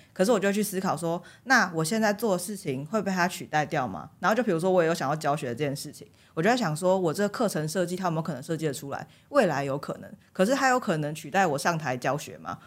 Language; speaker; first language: Chinese; native; Chinese